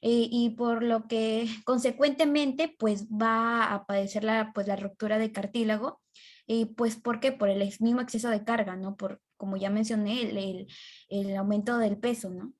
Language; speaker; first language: Spanish; native; Spanish